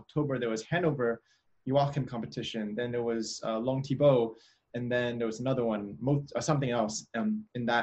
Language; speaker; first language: English; native; English